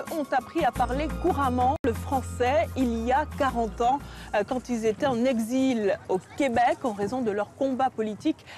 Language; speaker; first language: French; native; French